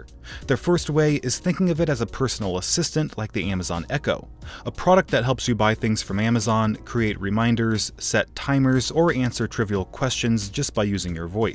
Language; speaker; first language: English; native; English